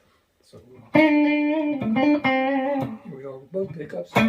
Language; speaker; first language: English; native; English